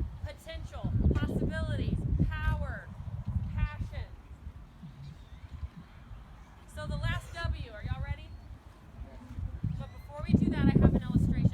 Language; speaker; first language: English; native; English